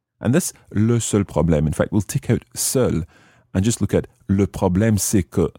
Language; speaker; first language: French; non-native, fluent; English